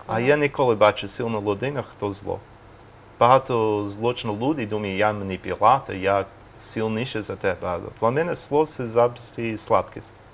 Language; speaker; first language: Ukrainian; non-native, learner; English